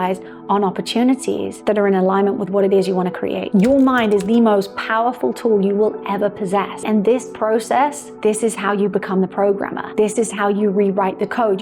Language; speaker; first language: English; native; English